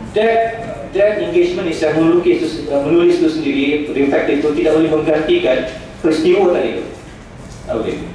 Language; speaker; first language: Malay; non-native, local second language; Central Dusun